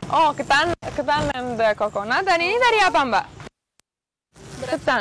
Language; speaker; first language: Indonesian; non-native, learner; Romanian